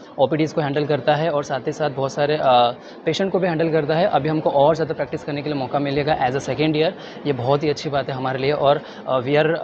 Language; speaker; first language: Hindi; non-native, local second language; Gujarati